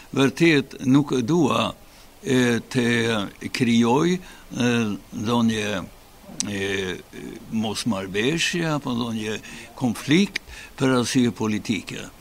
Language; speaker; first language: Albanian; non-native, fluent; Swedish